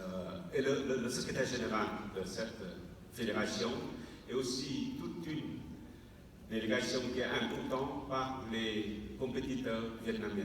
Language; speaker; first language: French; non-native, fluent; Vietnamese